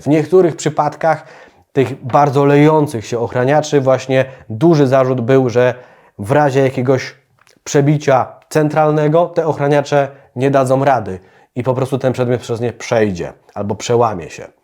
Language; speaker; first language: Polish; native; Polish